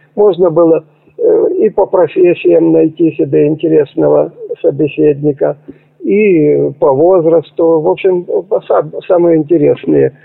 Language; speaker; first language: Russian; native; Russian